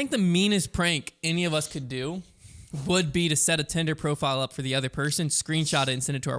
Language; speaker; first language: English; native; English